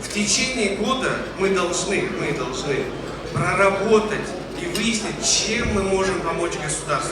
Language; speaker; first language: Russian; non-native, local second language; Kyrgyz